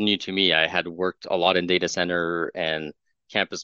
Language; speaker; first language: English; non-native, fluent; French